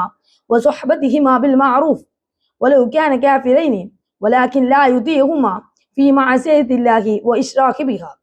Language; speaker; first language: Arabic; non-native, learner; Malayalam